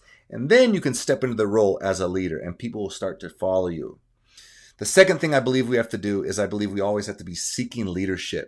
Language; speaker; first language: English; native; English